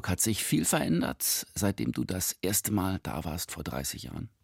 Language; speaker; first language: German; native; German